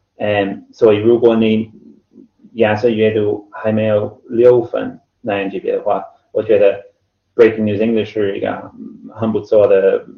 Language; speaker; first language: Chinese; non-native, fluent; English